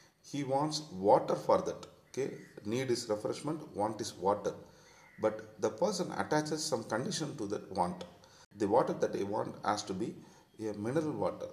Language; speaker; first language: English; non-native, local second language; Tamil